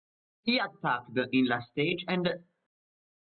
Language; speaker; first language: English; non-native, learner; Italian